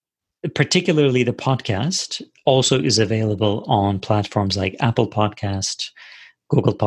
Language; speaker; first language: English; non-native, fluent; Turkish